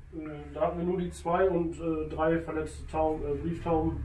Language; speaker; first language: German; native; German